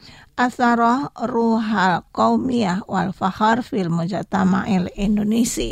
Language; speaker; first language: Arabic; non-native, fluent; Indonesian